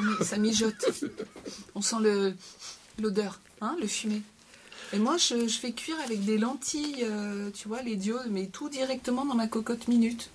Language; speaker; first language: French; native; French